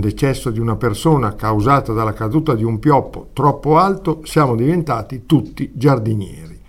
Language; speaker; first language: Italian; native; Italian